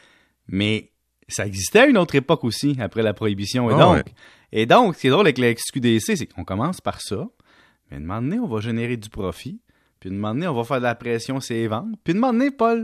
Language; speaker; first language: French; native; French